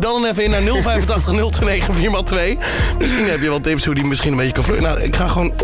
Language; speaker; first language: Dutch; native; Dutch